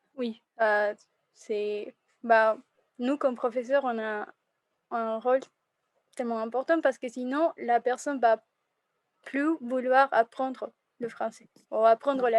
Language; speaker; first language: French; non-native, fluent; Spanish